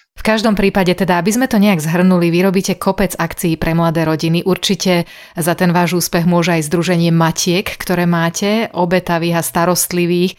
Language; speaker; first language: Slovak; native; Slovak